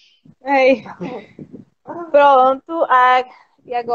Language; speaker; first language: Portuguese; native; Portuguese